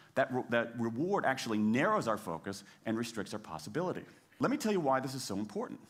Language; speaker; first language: English; native; English